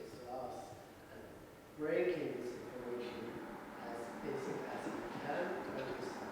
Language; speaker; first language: English; non-native, learner; Arabic